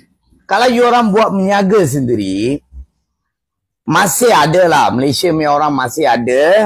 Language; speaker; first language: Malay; non-native, local second language; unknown